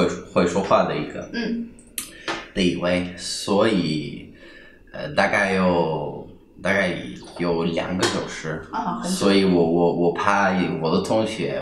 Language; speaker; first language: Chinese; non-native, fluent; Italian